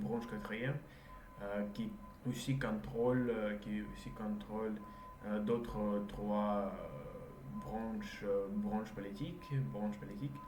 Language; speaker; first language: French; non-native, learner; Russian